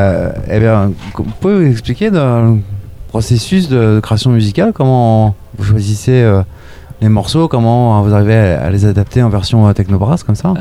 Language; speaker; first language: French; native; French